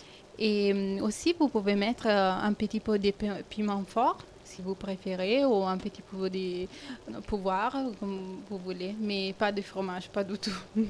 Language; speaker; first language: French; non-native, fluent; Italian